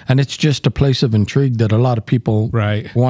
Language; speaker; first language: English; native; English